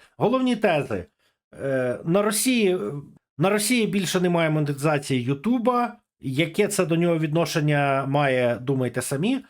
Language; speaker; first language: Ukrainian; native; Ukrainian